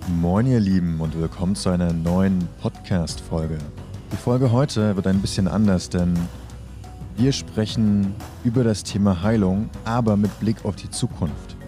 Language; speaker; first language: German; native; German